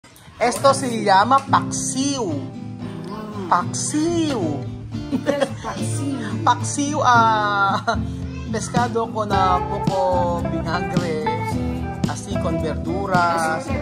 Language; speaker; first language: Spanish; non-native, learner; Filipino